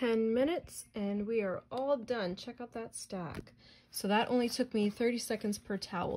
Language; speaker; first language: English; native; English